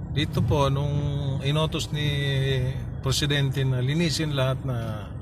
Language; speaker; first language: Filipino; native; Filipino